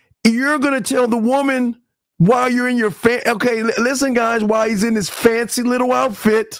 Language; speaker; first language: English; native; English